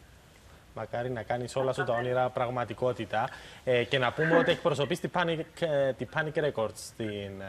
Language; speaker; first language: Greek; native; Greek